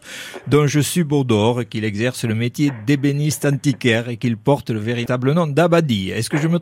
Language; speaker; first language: French; native; French